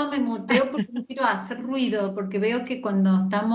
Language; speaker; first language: Spanish; native; Spanish